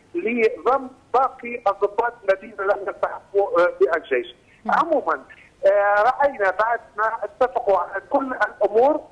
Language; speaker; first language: Arabic; native; Arabic